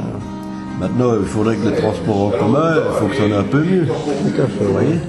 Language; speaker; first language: French; native; French